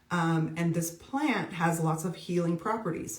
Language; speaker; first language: English; native; English